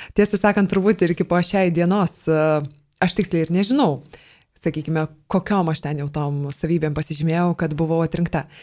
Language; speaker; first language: Lithuanian; native; Lithuanian